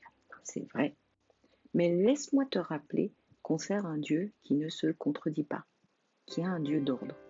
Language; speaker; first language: French; native; French